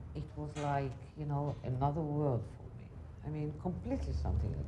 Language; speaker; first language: English; non-native, fluent; Hebrew